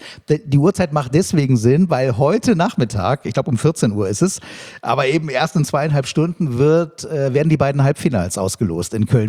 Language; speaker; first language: German; native; German